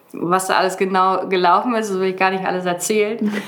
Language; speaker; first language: German; native; German